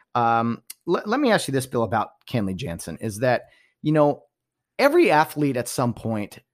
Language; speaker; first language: English; early bilingual, other home language; Dutch